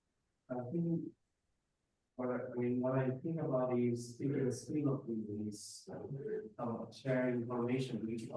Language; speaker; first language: English; non-native, learner; Indonesian